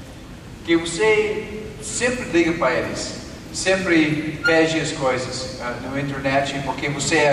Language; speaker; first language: Portuguese; non-native, fluent; English